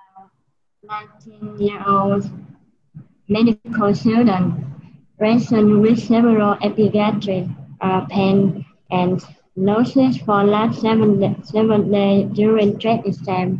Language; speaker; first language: English; non-native, learner; Vietnamese